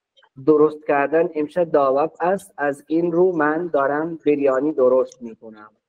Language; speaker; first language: Persian; non-native, fluent; Urdu